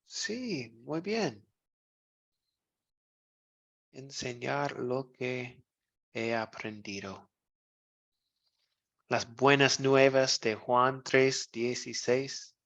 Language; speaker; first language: Spanish; non-native, fluent; English